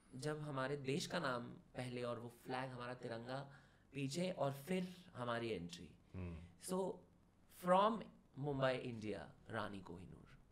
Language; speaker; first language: Hindi; non-native, local second language; Marathi